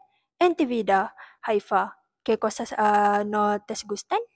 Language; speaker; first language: Spanish; non-native, learner; Malay